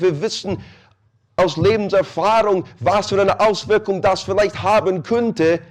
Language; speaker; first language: German; non-native, fluent; English